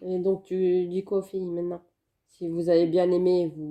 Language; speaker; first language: French; native; French